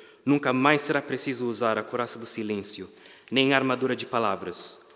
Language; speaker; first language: Portuguese; non-native, fluent; English